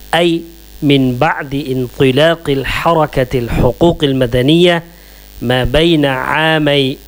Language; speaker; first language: Arabic; non-native, fluent; Urdu